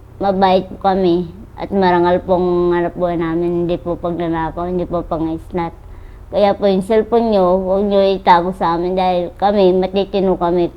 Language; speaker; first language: Filipino; native; Filipino